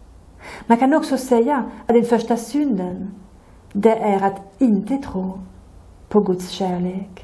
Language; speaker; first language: Swedish; non-native, fluent; French